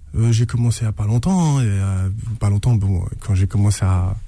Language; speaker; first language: French; native; French